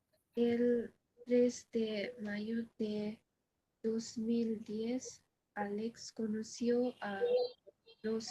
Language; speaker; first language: Spanish; non-native, learner; Bangla